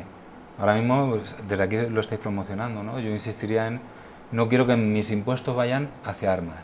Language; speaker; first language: Spanish; native; Spanish